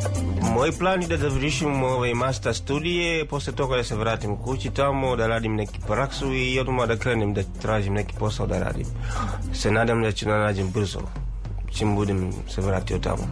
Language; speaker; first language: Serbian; non-native, learner; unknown